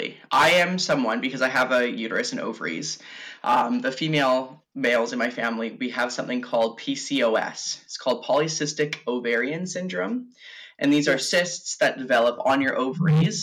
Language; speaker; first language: English; native; English